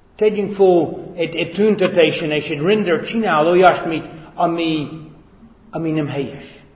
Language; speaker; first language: Hungarian; non-native, fluent; English